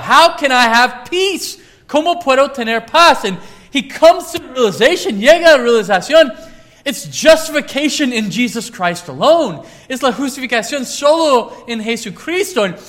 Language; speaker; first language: Spanish; non-native, learner; English